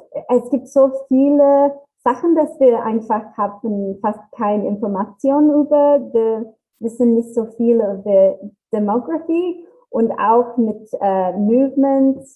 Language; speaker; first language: German; non-native, learner; English